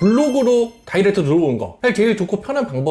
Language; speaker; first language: Korean; native; Korean